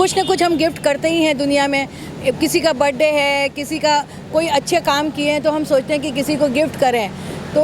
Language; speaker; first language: Hindi; native; Hindi